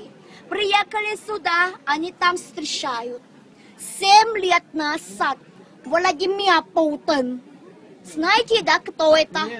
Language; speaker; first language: Russian; non-native, learner; Thai